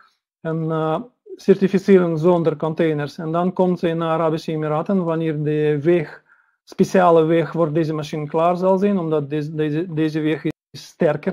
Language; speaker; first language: Dutch; non-native, learner; Russian